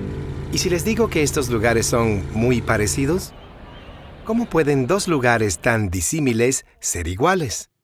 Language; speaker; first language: Spanish; native; Spanish